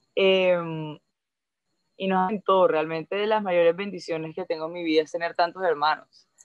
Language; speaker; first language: Spanish; native; Spanish